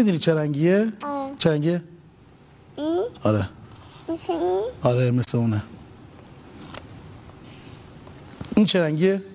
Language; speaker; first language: Persian; native; Persian